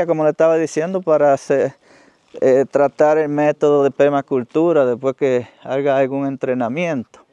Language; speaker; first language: Spanish; native; Spanish